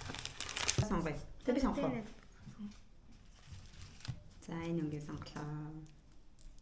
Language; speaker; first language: Mongolian; native; Mongolian